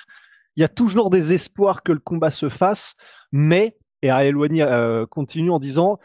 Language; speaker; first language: French; native; French